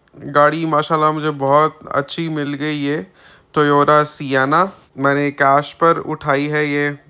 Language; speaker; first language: Urdu; native; Urdu